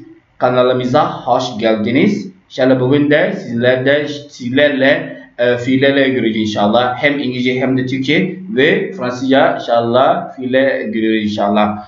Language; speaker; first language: Turkish; non-native, learner; French